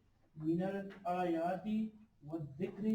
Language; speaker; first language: Arabic; non-native, learner; Urdu